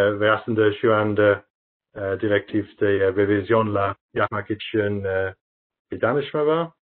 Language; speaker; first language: Turkish; non-native, learner; English